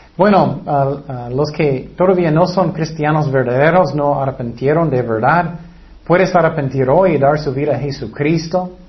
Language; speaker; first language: Spanish; non-native, fluent; English